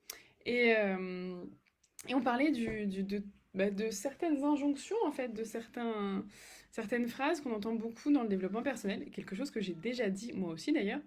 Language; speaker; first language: French; native; French